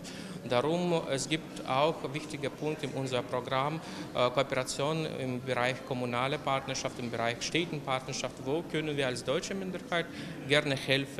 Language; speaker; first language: German; non-native, local second language; Ukrainian